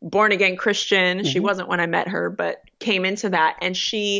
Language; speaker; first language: English; native; English